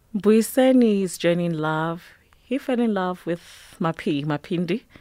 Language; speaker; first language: English; non-native, local second language; Tswana